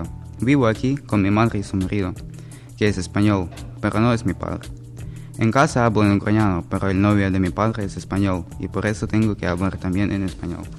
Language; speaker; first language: Spanish; non-native, learner; Ukrainian